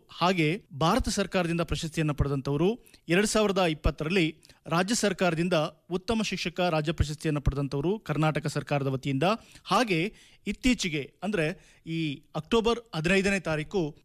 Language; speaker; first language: Kannada; native; Kannada